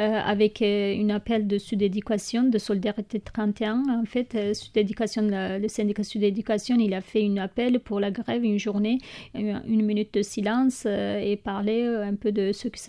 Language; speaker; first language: French; non-native, learner; Kurdish